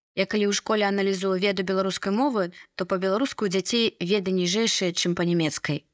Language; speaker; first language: Belarusian; native; Belarusian